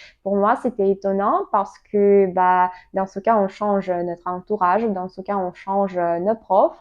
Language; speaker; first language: French; non-native, learner; Russian